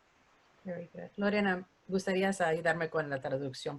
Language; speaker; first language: Spanish; early bilingual, heritage; Spanish